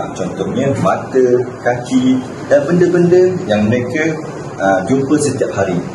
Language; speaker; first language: Malay; native; Malay